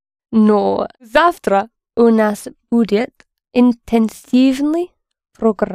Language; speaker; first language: Russian; non-native, learner; English